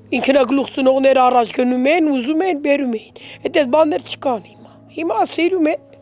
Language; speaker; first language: Armenian; non-native, local second language; Assyrian Neo-Aramaic